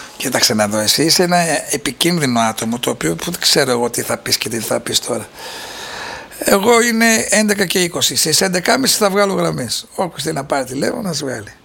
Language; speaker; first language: Greek; native; Greek